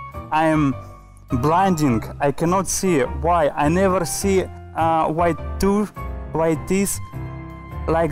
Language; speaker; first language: English; non-native, learner; Russian